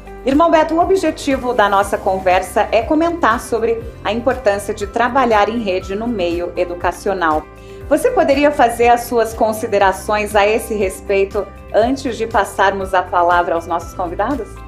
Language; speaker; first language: Portuguese; native; Portuguese